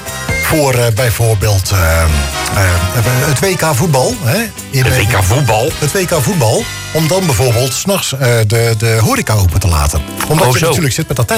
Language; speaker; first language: Dutch; native; Dutch